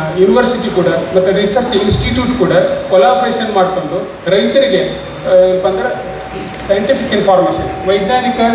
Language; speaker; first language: Kannada; native; Kannada